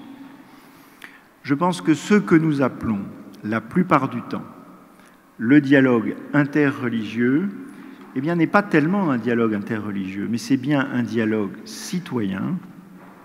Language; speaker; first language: French; native; French